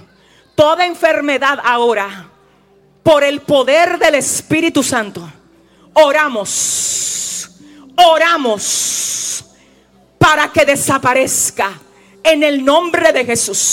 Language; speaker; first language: Spanish; native; Spanish